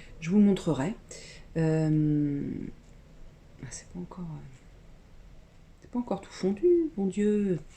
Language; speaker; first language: French; native; French